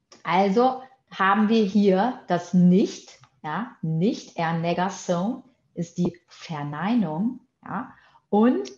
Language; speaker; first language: German; non-native, fluent; Portuguese